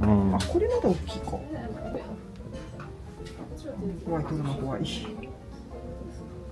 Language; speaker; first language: Japanese; native; Japanese